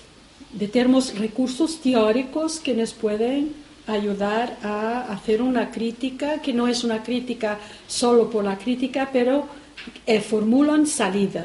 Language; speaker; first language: Spanish; non-native, fluent; Portuguese